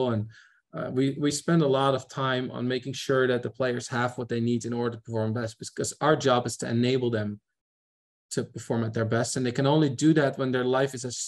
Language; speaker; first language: English; non-native, fluent; Dutch